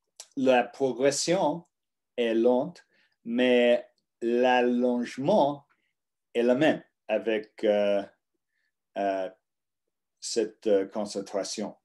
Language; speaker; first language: French; non-native, learner; English